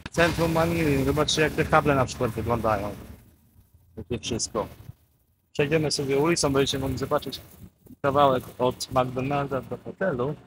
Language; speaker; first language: Polish; native; Polish